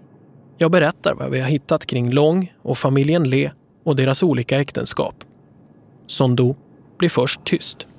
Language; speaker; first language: Swedish; native; Swedish